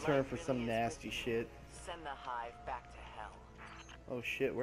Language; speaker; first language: English; native; English